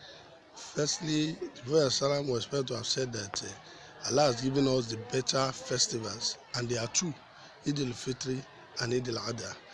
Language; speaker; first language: English; non-native, local second language; Yoruba